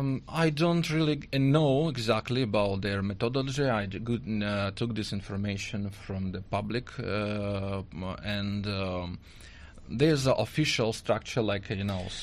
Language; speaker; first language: English; non-native, learner; Russian